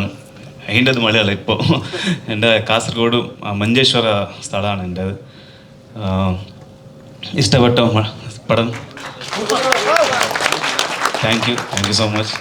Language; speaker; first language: Malayalam; non-native, local second language; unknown